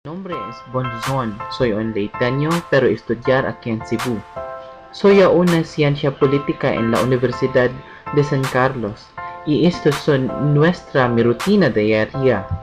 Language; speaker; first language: Spanish; non-native, learner; Waray